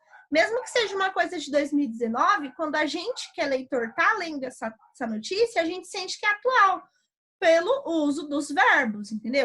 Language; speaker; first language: Portuguese; native; Portuguese